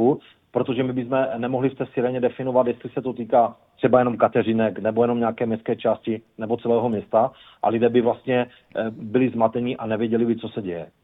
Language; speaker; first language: Czech; native; Czech